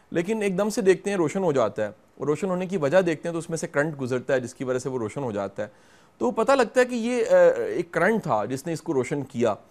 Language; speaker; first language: Urdu; non-native, local second language; Punjabi